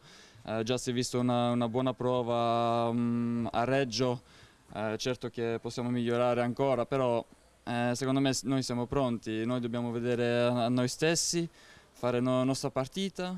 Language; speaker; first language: Italian; non-native, fluent; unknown